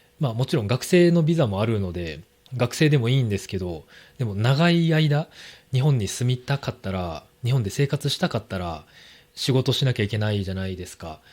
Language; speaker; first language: Japanese; native; Japanese